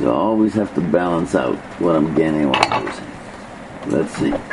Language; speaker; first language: English; native; English